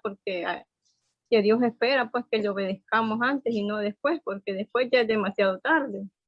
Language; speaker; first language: Spanish; native; Spanish